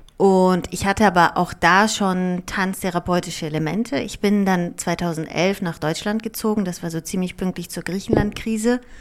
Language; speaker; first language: German; early bilingual, other home language; Greek